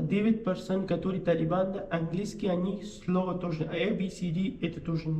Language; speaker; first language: Russian; non-native, learner; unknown